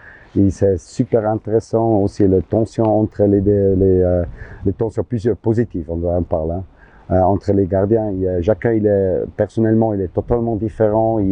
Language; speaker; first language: French; non-native, local second language; German